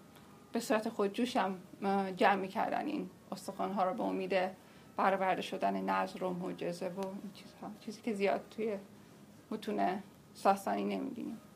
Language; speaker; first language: Persian; non-native, local second language; Armenian